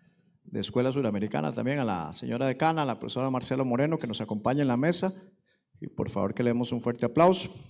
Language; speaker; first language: Spanish; native; Spanish